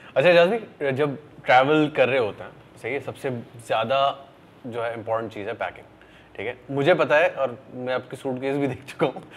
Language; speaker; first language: Urdu; native; Urdu